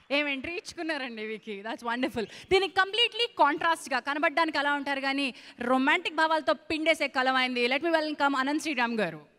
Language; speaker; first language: Telugu; native; Telugu